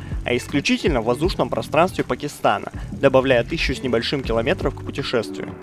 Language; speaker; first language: Russian; native; Russian